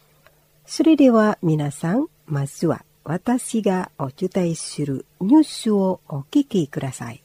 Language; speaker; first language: Japanese; non-native, fluent; Indonesian